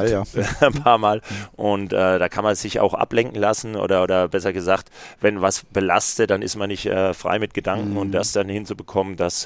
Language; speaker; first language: German; native; German